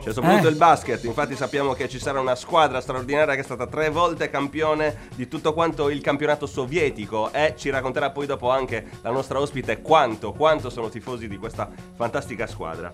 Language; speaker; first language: Italian; native; Italian